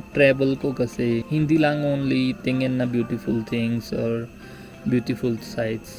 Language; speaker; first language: Filipino; non-native, learner; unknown